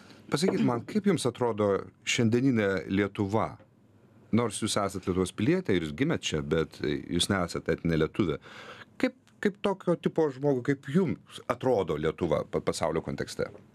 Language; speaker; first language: Lithuanian; native; Lithuanian